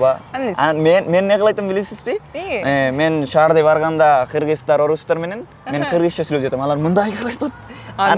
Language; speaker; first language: Kyrgyz; non-native, learner; Bangla